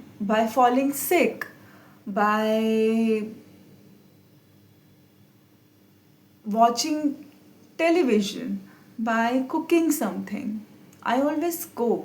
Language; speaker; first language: English; non-native, local second language; Hindi